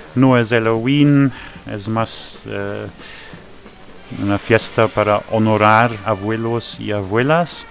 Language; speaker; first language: Spanish; non-native, fluent; French